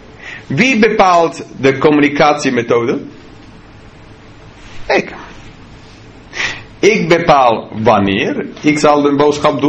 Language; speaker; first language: Dutch; non-native, fluent; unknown